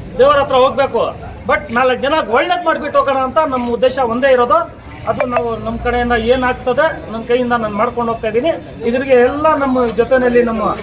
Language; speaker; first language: Kannada; non-native, local second language; Urdu